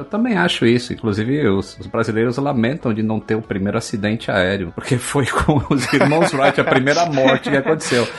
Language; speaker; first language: Portuguese; native; Portuguese